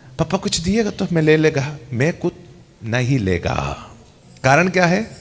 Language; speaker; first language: Hindi; non-native, local second language; Malayalam